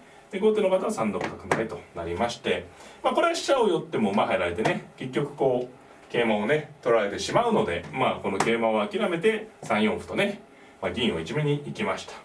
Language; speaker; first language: Japanese; native; Japanese